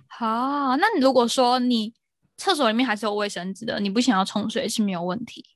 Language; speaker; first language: Chinese; native; Chinese